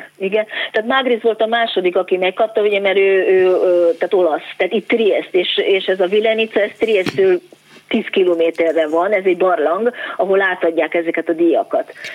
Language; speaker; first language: Hungarian; native; Hungarian